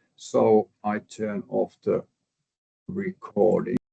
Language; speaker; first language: English; non-native, fluent; Finnish